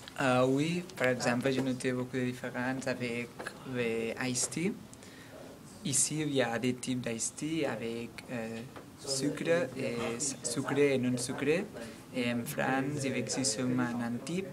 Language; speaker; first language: French; non-native, learner; Catalan